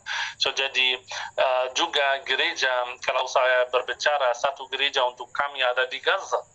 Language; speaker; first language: Indonesian; non-native, fluent; Arabic